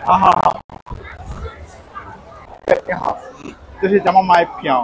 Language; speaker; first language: Chinese; non-native, learner; Bangla